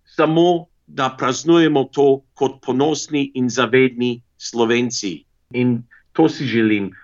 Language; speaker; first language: Slovenian; early bilingual, heritage; Slovenian